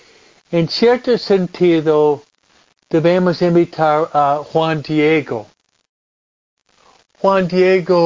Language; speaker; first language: Spanish; non-native, fluent; English